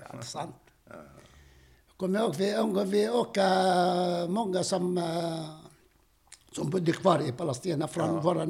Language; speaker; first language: Swedish; non-native, fluent; Arabic